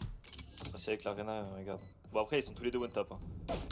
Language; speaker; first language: French; native; French